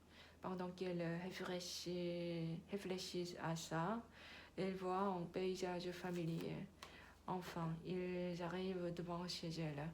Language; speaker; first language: French; non-native, learner; Korean